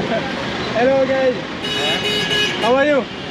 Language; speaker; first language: English; non-native, learner; French